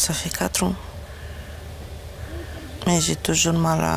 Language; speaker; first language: French; non-native, fluent; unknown